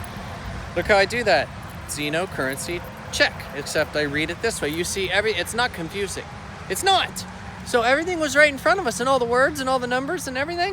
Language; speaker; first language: English; native; English